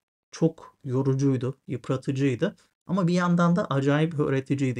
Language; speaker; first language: Turkish; native; Turkish